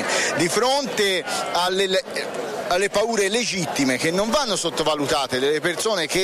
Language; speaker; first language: Italian; native; Italian